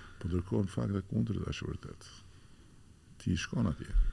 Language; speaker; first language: Albanian; native; Albanian